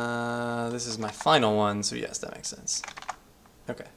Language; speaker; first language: English; native; English